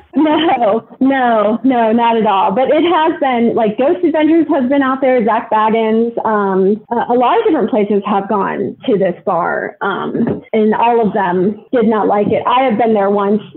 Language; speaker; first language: English; native; English